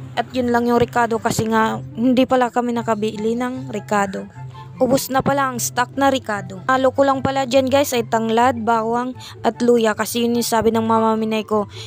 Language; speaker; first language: Filipino; non-native, local second language; Cebuano